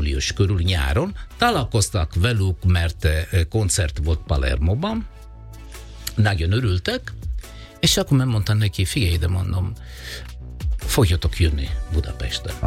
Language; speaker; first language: Hungarian; non-native, learner; Italian